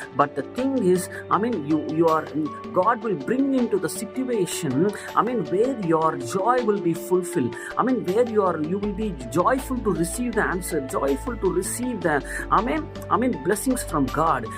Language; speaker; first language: English; non-native, local second language; Tamil